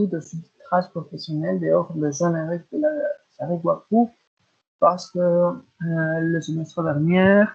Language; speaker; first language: French; non-native, learner; Spanish